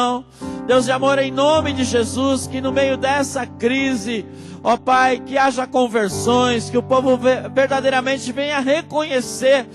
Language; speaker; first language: Portuguese; native; Portuguese